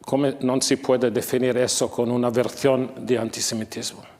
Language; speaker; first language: Spanish; non-native, fluent; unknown